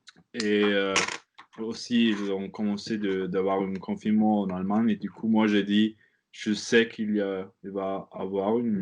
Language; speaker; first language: French; non-native, learner; German